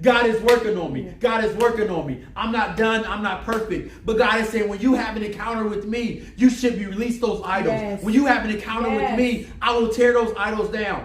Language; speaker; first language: English; native; English